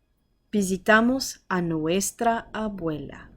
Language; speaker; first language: Spanish; non-native, fluent; English